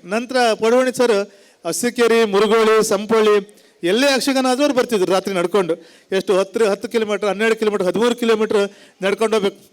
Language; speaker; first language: Kannada; native; Kannada